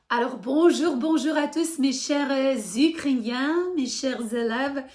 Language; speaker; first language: French; non-native, fluent; Ukrainian